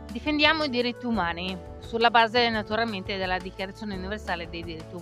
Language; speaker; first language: Italian; native; Italian